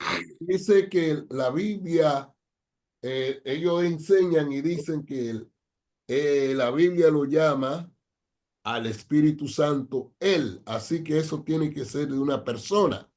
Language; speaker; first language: Spanish; non-native, fluent; English